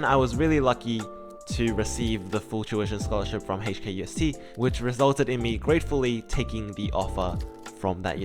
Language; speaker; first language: English; early bilingual, other home language; Chinese